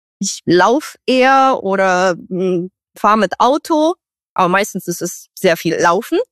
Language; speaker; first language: German; non-native, fluent; Romanian